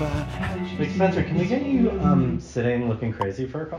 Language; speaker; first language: English; native; English